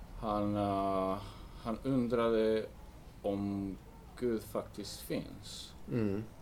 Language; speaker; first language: Swedish; non-native, fluent; English